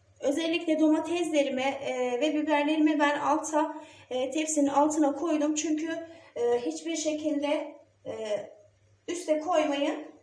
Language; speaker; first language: Turkish; native; Turkish